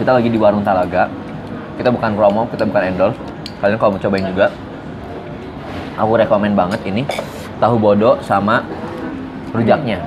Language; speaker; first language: Indonesian; native; Indonesian